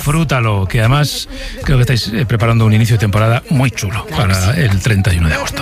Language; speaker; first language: Spanish; native; Spanish